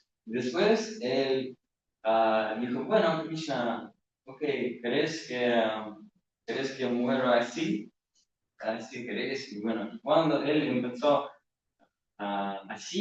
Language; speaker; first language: Spanish; non-native, learner; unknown